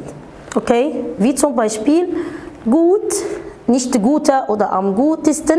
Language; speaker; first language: German; non-native, fluent; Arabic